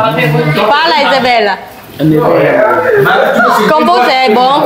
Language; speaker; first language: Portuguese; non-native, learner; Vietnamese